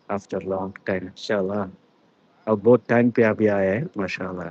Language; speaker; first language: Hindi; non-native, local second language; Malayalam